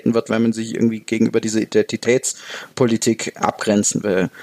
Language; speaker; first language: German; native; German